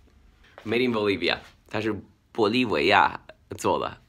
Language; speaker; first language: Chinese; non-native, fluent; Spanish